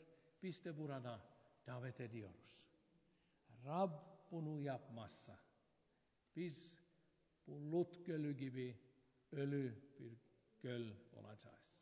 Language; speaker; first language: Turkish; non-native, fluent; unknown